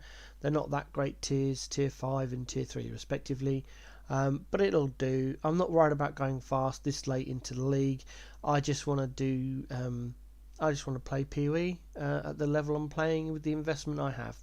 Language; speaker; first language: English; native; English